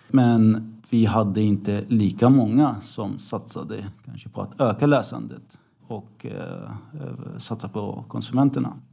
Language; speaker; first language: Swedish; early bilingual, other home language; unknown